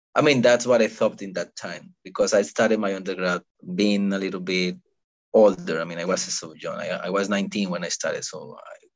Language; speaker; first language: English; non-native, fluent; Spanish